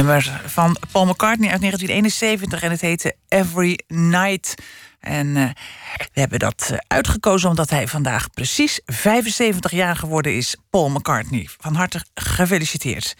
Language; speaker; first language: Dutch; native; Dutch